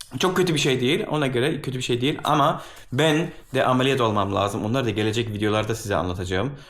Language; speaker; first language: Turkish; early bilingual, heritage; Turkish